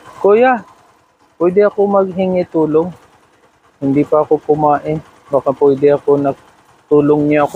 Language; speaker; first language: Filipino; non-native, learner; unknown